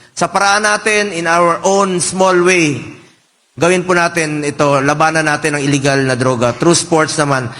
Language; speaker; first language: Filipino; non-native, local second language; Cebuano